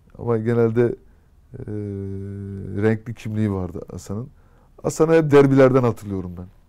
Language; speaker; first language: Turkish; early bilingual, heritage; Turkish